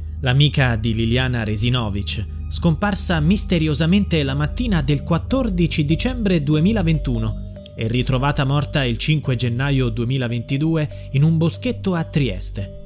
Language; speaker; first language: Italian; native; Italian